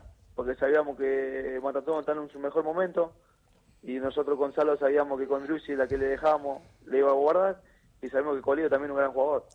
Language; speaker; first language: Spanish; native; Spanish